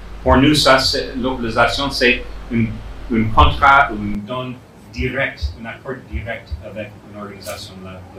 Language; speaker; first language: French; non-native, fluent; English